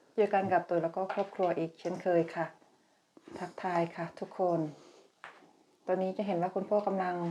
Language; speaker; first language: Thai; native; Thai